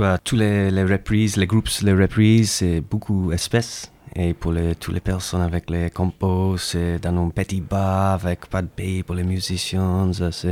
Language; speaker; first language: French; non-native, learner; English